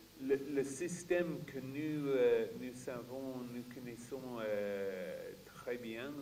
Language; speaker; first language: French; non-native, fluent; English